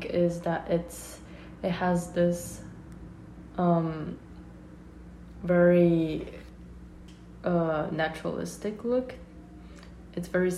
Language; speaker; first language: English; non-native, local second language; Cantonese